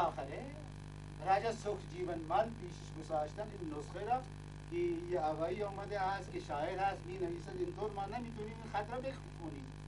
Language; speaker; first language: Persian; non-native, fluent; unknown